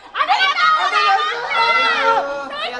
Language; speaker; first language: Japanese; early bilingual, other home language; Filipino